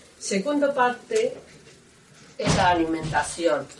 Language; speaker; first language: Spanish; non-native, learner; Chinese